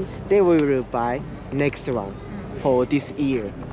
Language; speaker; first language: English; non-native, learner; Japanese